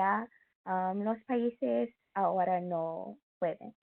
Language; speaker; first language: Spanish; non-native, learner; English